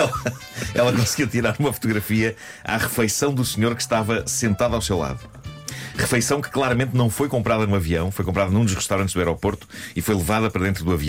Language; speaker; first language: Portuguese; native; Portuguese